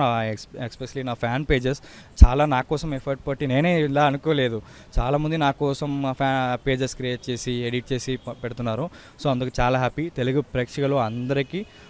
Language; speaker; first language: Telugu; early bilingual, heritage; Tamil